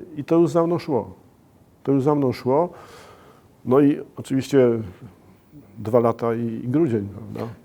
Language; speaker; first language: Polish; native; Polish